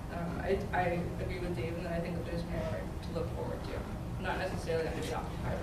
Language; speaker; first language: English; native; English